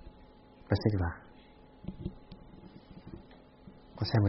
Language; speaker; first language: Dutch; non-native, fluent; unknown